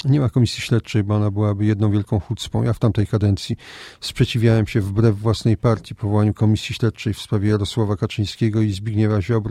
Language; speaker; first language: Polish; native; Polish